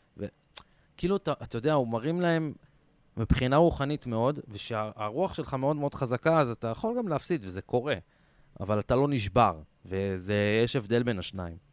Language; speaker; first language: Hebrew; native; Hebrew